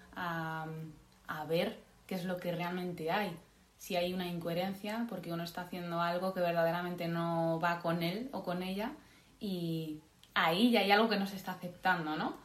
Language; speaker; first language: Spanish; native; Spanish